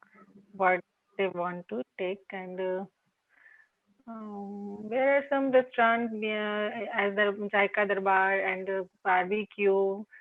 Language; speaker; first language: English; non-native, local second language; Hindi